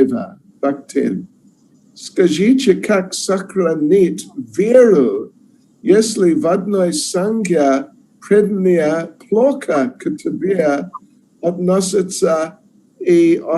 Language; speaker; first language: Russian; non-native, learner; English